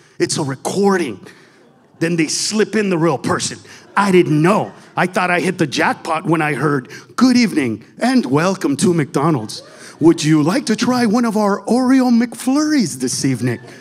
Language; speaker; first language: English; early bilingual, other home language; Spanish